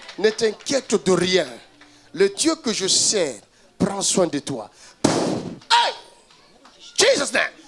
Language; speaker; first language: French; non-native, local second language; Lingala